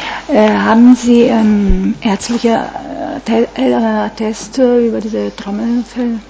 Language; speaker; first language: German; non-native, fluent; Italian